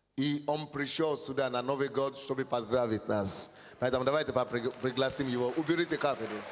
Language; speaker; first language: Russian; non-native, fluent; Yoruba